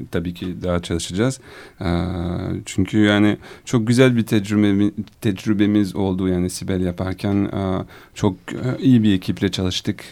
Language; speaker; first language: Turkish; non-native, learner; French